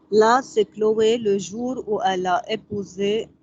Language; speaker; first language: French; non-native, learner; Arabic